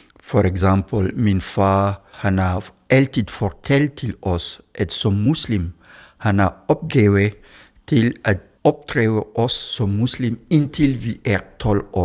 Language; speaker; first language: Danish; non-native, fluent; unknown